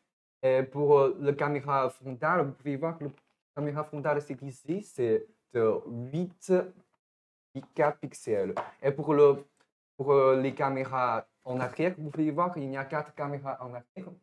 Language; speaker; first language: French; non-native, fluent; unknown